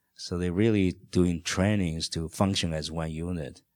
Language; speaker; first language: English; non-native, fluent; Chinese